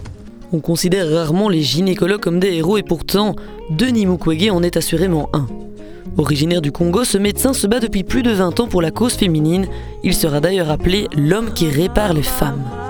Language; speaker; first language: French; native; French